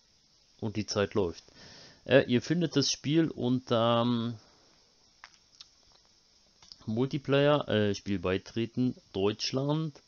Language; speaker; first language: German; native; German